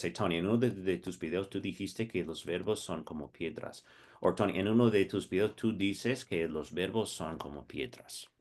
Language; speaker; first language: Spanish; non-native, fluent; English